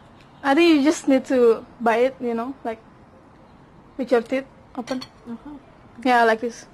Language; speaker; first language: English; non-native, learner; Indonesian